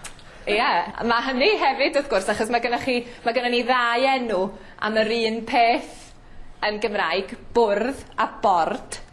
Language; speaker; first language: Welsh; native; Welsh